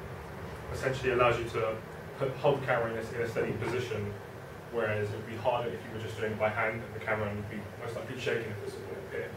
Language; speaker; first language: English; native; English